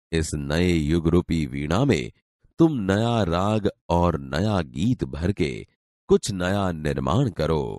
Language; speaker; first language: Hindi; non-native, local second language; Gujarati